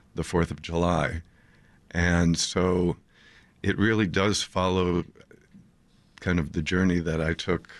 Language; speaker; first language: English; native; English